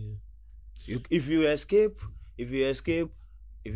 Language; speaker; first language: English; non-native, local second language; Yoruba